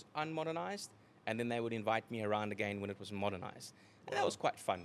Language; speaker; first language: English; native; English